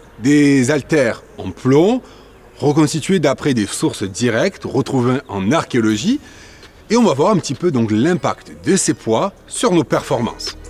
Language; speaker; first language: French; native; French